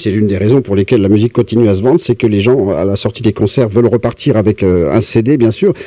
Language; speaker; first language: French; native; French